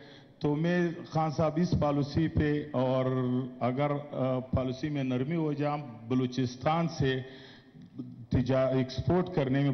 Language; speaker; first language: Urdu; non-native, local second language; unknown